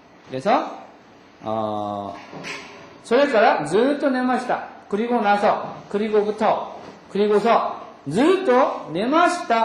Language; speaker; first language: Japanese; non-native, fluent; Korean